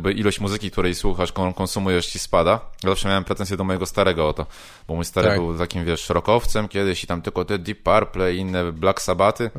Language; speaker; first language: Polish; native; Polish